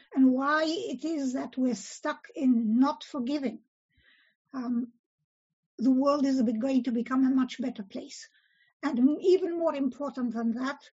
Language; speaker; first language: English; early bilingual, other home language; Polish